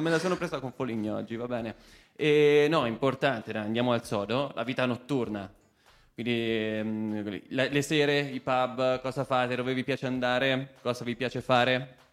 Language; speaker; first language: Italian; native; Italian